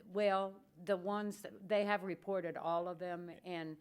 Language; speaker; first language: English; early bilingual, other home language; Spanish